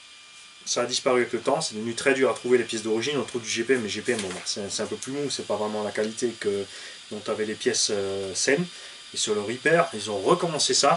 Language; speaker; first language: French; native; French